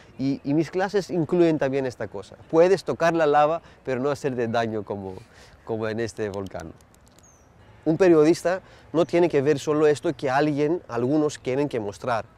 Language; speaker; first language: Spanish; non-native, fluent; Greek